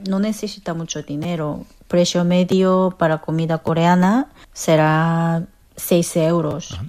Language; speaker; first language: Spanish; non-native, learner; Korean